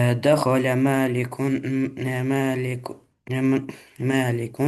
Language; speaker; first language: Arabic; non-native, learner; Albanian